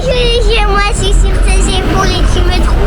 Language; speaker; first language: French; early bilingual, heritage; French